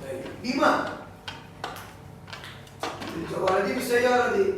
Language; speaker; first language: Arabic; non-native, learner; Indonesian